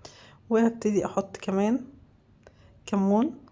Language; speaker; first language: Arabic; native; Arabic